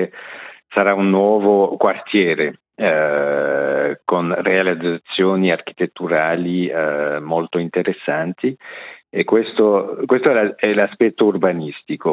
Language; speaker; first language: Italian; non-native, local second language; French